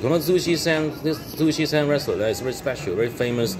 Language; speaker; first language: English; non-native, local second language; Cantonese